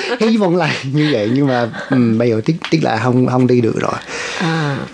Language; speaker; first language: Vietnamese; non-native, learner; English